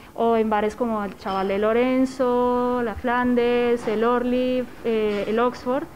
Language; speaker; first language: Spanish; native; Spanish